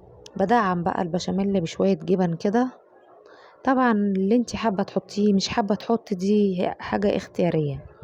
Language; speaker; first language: Arabic; native; Arabic